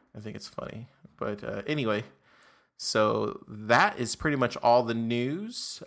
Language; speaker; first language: English; native; English